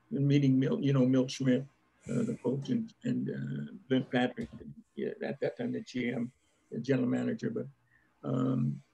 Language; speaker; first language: English; native; English